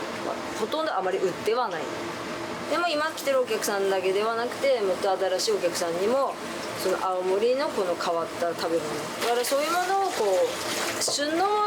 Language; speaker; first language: Japanese; native; Japanese